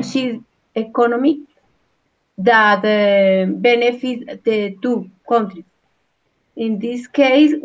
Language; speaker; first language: English; non-native, learner; Spanish